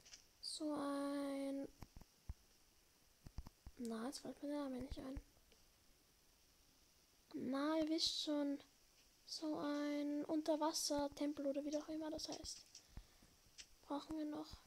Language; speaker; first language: German; native; German